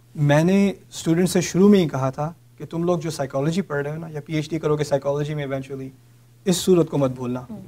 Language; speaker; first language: Urdu; native; Urdu